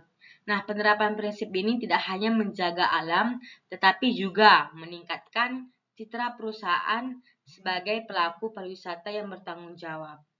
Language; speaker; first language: Indonesian; non-native, local second language; Balinese